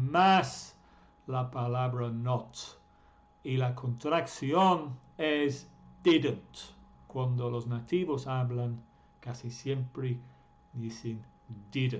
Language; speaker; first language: Spanish; non-native, fluent; English